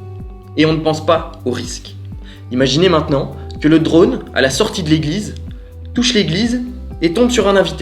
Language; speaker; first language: French; native; French